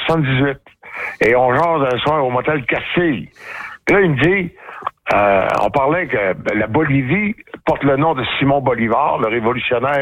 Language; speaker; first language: French; native; French